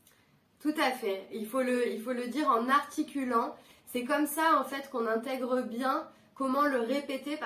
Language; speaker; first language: French; native; French